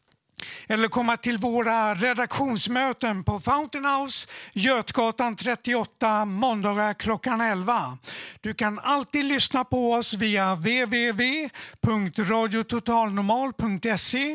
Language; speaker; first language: Swedish; native; Swedish